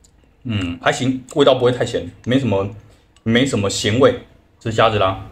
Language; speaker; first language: Chinese; native; Chinese